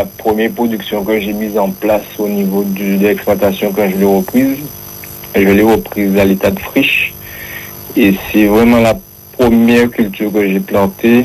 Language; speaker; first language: French; native; French